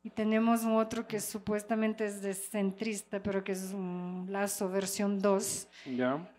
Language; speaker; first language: Spanish; non-native, fluent; French